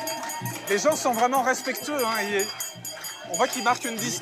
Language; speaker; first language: French; native; French